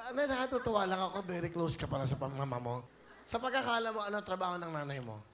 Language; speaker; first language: Filipino; native; Filipino